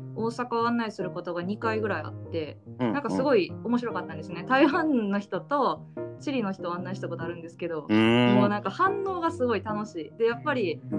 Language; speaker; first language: Japanese; native; Japanese